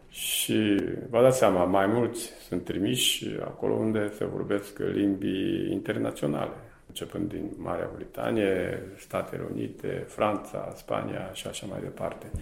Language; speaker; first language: Romanian; non-native, fluent; Japanese